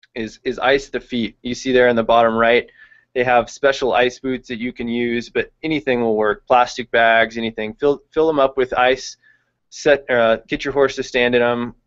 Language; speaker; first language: English; native; English